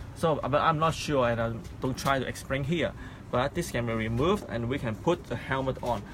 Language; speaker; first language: English; non-native, local second language; Cantonese